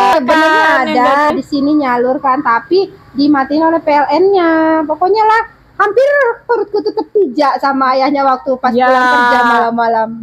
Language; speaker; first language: Indonesian; non-native, local second language; Javanese